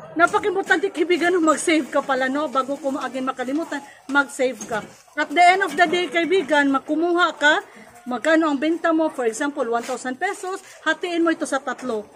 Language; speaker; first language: Filipino; non-native, local second language; Cebuano